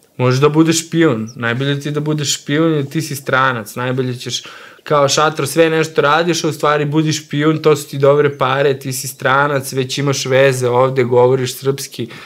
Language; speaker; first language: Serbian; native; Serbian